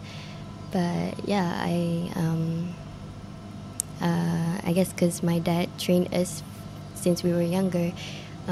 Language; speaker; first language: English; non-native, local second language; Malay